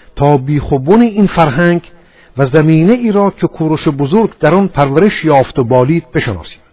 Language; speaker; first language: Persian; non-native, local second language; Armenian